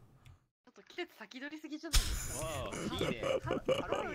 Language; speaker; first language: Japanese; native; Japanese